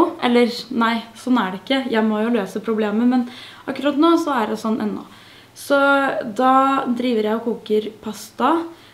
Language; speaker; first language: Norwegian; non-native, fluent; French